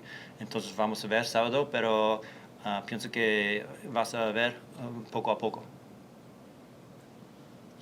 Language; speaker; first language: Spanish; non-native, learner; English